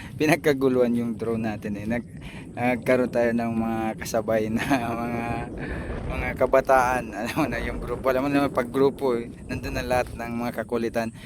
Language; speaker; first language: Filipino; non-native, local second language; Bikol